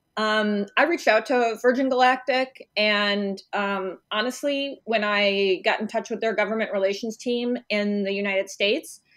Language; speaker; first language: English; native; English